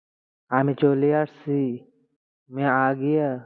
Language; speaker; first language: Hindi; non-native, learner; Bangla